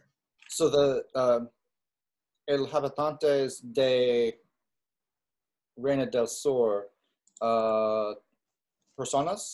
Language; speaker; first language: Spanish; non-native, learner; English